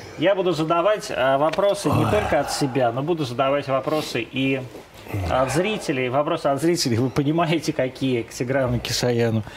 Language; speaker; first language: Russian; native; Russian